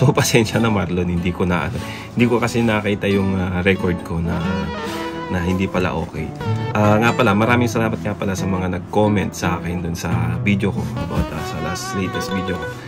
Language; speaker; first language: Filipino; native; Filipino